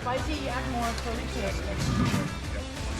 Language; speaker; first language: English; non-native, fluent; Thai